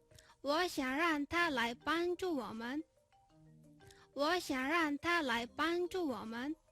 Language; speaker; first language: Chinese; non-native, fluent; Mongolian